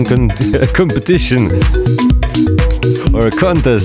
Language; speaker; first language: English; non-native, fluent; Slovenian